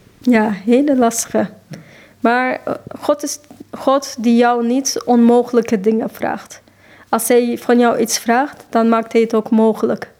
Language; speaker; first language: Dutch; non-native, fluent; Turkish